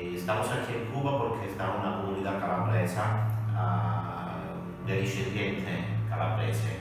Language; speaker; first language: Spanish; non-native, learner; Italian